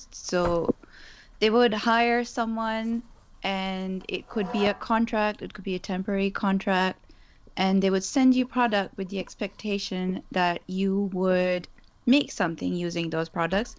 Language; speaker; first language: English; non-native, local second language; Urdu